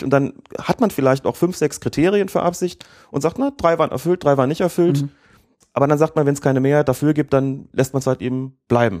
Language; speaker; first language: German; native; German